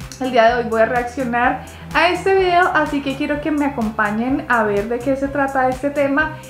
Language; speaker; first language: Spanish; native; Spanish